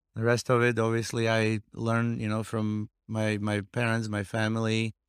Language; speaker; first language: English; non-native, fluent; Slovak